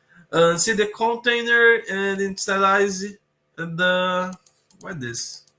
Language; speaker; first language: English; non-native, learner; Portuguese